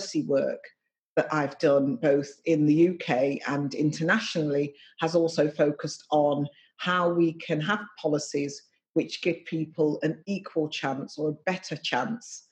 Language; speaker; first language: English; native; English